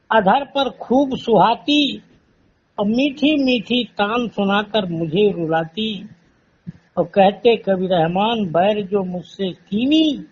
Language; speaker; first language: Hindi; native; Hindi